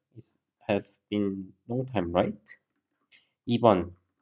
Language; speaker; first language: English; non-native, fluent; Korean